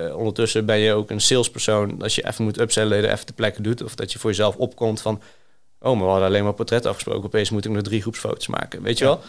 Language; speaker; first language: Dutch; early bilingual, other home language; Greek